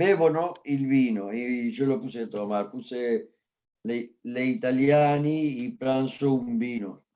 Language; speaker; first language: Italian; non-native, learner; Spanish